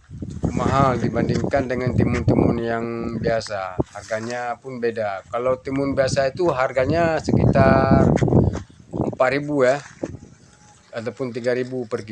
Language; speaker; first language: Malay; non-native, local second language; Achinese